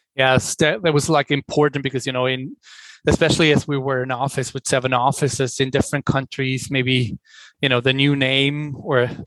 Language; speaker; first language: English; non-native, fluent; Swiss German